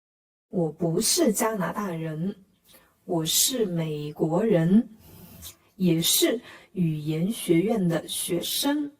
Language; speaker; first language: Chinese; non-native, fluent; Khmer